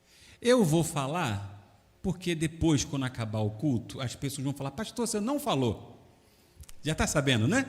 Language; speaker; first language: Portuguese; native; Portuguese